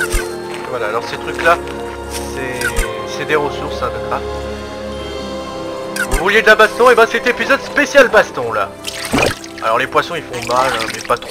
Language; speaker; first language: French; native; French